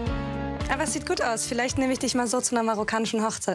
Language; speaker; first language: German; native; German